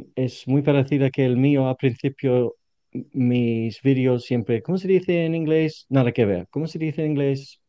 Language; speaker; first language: Spanish; non-native, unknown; English